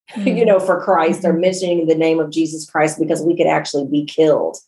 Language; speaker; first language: English; native; English